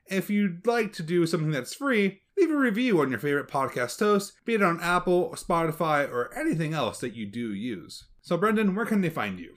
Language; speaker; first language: English; native; English